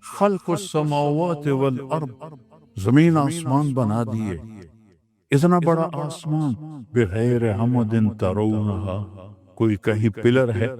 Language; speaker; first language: Urdu; non-native, local second language; Punjabi